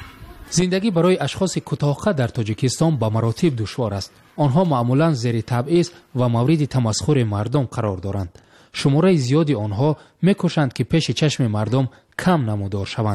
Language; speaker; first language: Tajik; native; Tajik